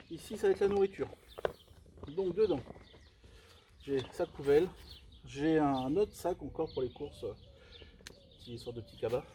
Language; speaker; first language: French; native; French